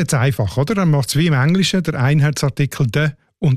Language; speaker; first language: German; native; German